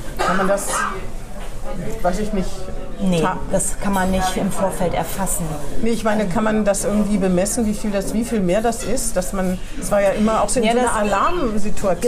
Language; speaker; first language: German; native; German